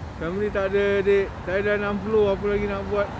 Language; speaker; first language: Malay; native; Malay